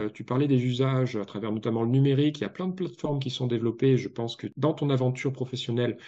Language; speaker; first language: French; native; French